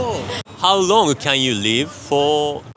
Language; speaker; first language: English; non-native, fluent; Japanese